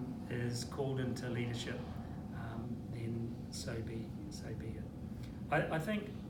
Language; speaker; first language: English; native; English